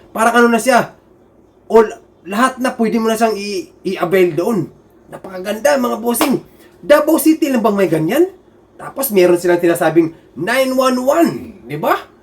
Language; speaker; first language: Filipino; non-native, local second language; Cebuano